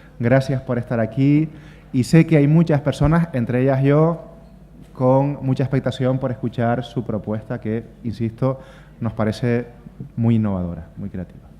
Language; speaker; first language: Spanish; native; Spanish